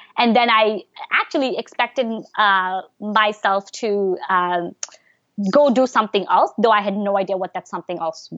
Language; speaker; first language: English; early bilingual, other home language; Bangla